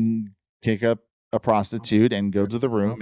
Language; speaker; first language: English; native; English